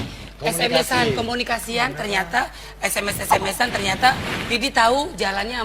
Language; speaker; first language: Indonesian; native; Indonesian